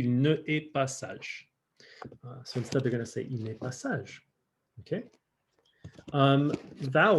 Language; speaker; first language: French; non-native, fluent; English